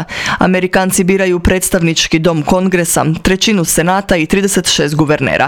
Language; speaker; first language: Croatian; native; Croatian